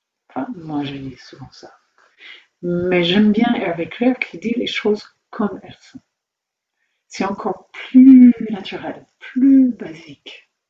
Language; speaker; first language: French; native; French